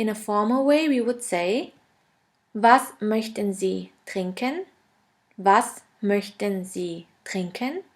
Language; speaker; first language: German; non-native, fluent; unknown